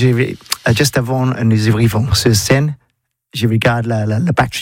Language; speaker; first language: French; non-native, learner; English